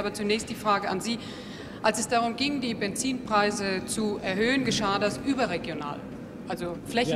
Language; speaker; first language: German; native; German